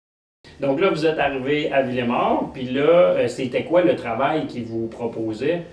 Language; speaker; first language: French; native; French